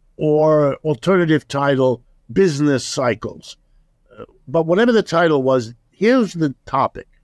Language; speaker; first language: English; early bilingual, other home language; German